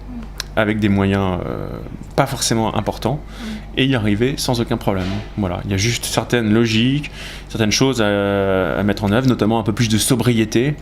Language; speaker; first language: French; native; French